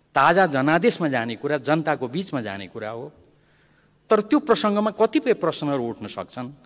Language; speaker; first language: Nepali; non-native, local second language; Limbu